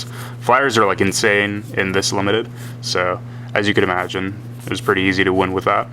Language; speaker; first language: English; native; English